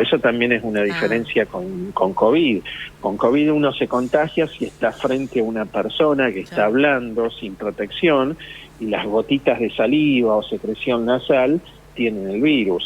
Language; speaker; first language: Spanish; native; Spanish